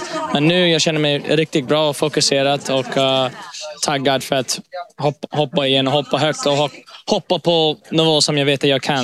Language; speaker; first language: Swedish; early bilingual, heritage; English